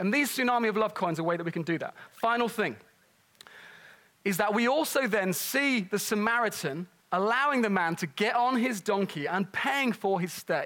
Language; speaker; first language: English; native; English